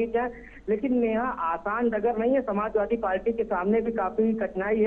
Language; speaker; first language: Hindi; native; Hindi